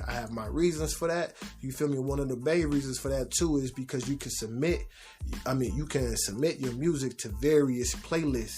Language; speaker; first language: English; native; English